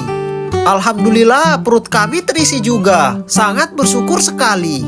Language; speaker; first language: Indonesian; native; Indonesian